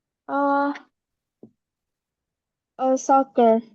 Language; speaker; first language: English; non-native, learner; Vietnamese